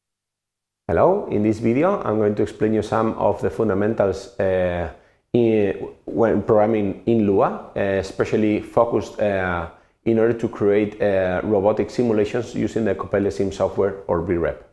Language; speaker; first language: English; non-native, fluent; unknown